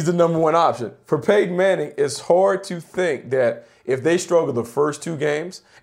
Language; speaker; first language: English; native; English